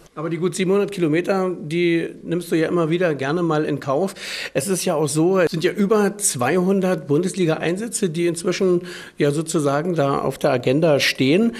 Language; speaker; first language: German; native; German